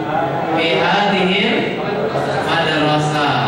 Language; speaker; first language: Arabic; non-native, fluent; Indonesian